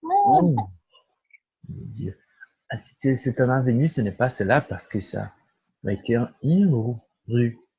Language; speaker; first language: French; non-native, fluent; Portuguese